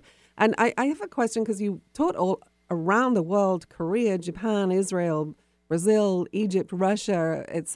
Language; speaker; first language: English; native; English